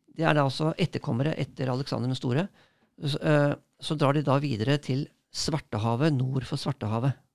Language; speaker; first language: Norwegian; native; Norwegian